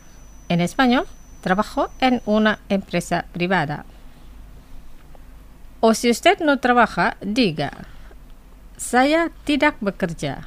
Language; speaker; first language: Spanish; non-native, fluent; Indonesian